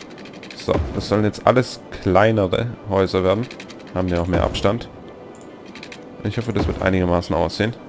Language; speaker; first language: German; native; German